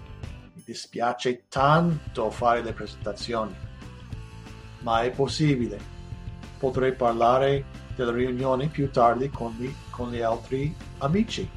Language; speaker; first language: Italian; non-native, learner; English